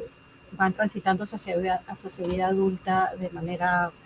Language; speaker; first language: Spanish; native; Spanish